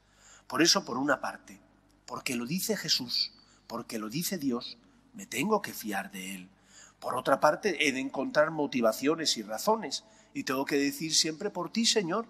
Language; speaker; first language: Spanish; native; Spanish